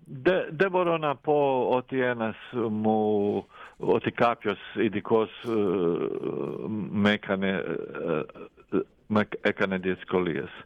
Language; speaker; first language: Greek; non-native, fluent; Croatian